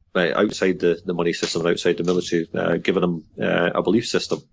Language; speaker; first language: English; native; English